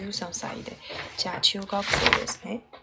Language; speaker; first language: Japanese; non-native, learner; Chinese